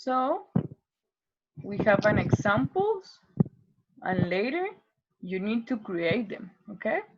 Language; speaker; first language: English; non-native, learner; Spanish